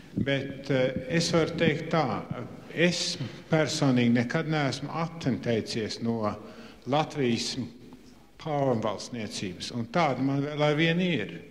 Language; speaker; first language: Latvian; early bilingual, heritage; Latvian